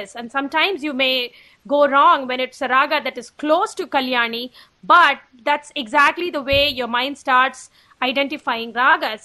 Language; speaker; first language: English; non-native, local second language; Tamil